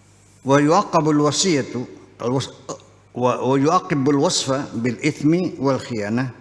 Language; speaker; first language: Arabic; non-native, fluent; Javanese